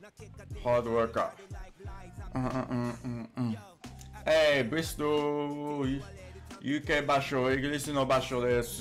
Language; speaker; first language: Japanese; non-native, learner; English